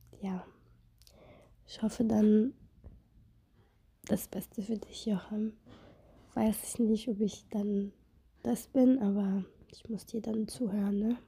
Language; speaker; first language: German; non-native, fluent; Russian